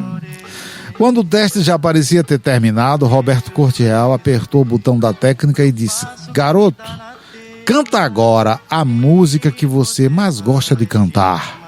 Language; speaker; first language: Portuguese; native; Portuguese